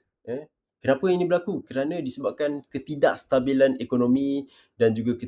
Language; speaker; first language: Malay; native; Malay